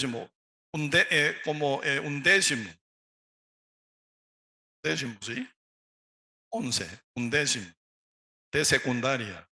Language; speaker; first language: Spanish; non-native, learner; Korean